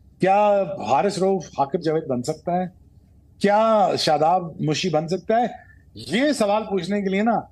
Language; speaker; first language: Urdu; non-native, local second language; Punjabi